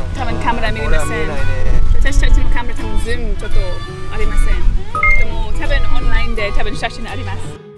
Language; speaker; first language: Japanese; non-native, learner; English